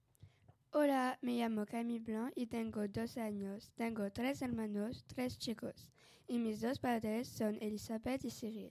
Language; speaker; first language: Spanish; non-native, learner; French